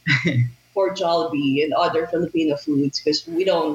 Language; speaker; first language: English; non-native, local second language; Filipino